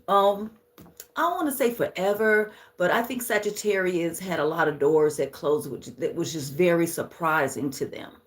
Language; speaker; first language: English; native; English